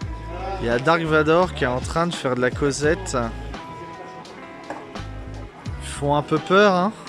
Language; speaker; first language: French; native; French